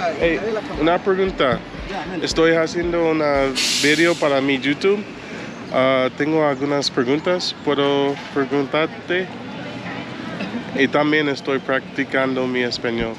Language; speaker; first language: Spanish; non-native, learner; English